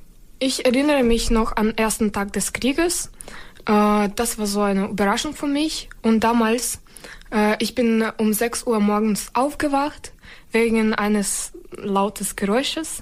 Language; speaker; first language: German; non-native, fluent; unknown